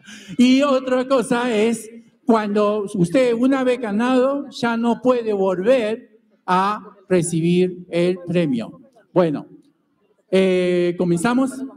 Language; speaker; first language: Spanish; non-native, fluent; Chinese